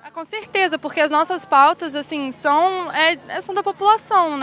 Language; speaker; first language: Portuguese; native; Portuguese